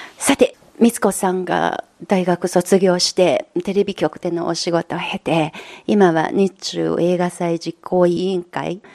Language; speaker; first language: Japanese; non-native, fluent; Chinese